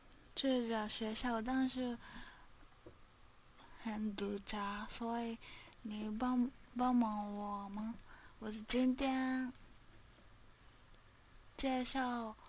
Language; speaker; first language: Chinese; non-native, learner; Japanese